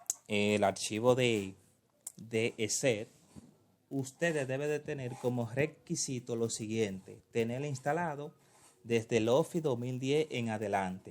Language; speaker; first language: Spanish; native; Spanish